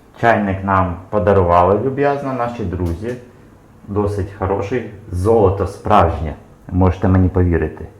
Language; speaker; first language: Ukrainian; native; Ukrainian